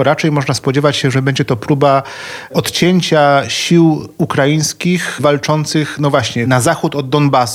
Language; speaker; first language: Polish; native; Polish